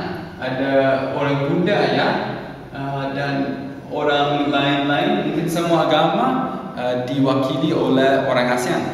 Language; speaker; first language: Indonesian; non-native, learner; English